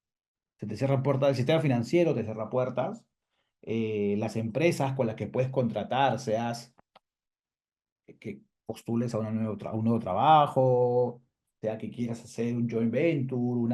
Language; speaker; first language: Spanish; native; Spanish